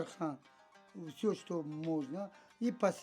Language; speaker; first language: Russian; non-native, learner; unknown